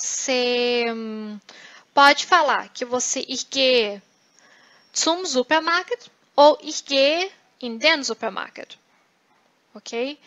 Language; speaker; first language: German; non-native, fluent; Portuguese